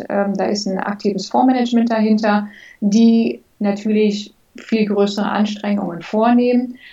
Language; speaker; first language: German; early bilingual, other home language; English